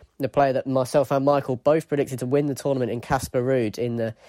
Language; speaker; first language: English; native; English